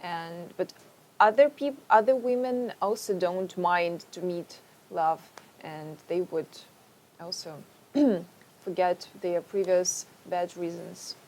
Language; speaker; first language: English; non-native, fluent; Russian